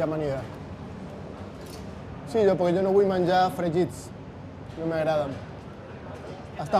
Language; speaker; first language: Catalan; non-native, fluent; Spanish